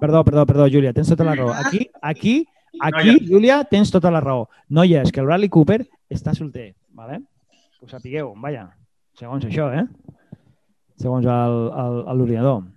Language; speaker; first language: Catalan; native; Catalan